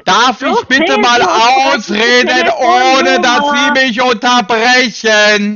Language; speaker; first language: German; native; German